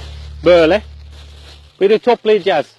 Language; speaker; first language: Turkish; non-native, fluent; English